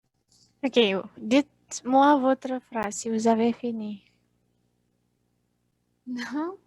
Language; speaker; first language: French; non-native, fluent; Indonesian